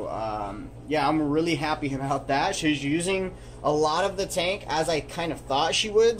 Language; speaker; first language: English; native; English